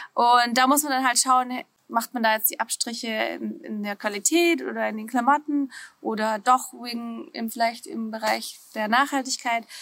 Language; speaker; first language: German; native; German